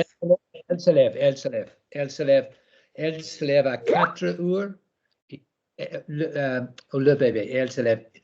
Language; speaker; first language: French; non-native, learner; English